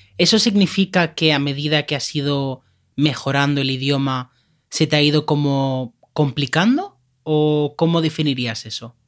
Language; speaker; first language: Spanish; native; Spanish